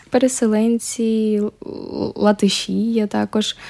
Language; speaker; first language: Ukrainian; native; Ukrainian